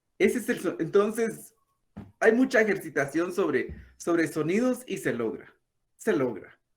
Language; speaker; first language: Spanish; non-native, local second language; Kaqchikel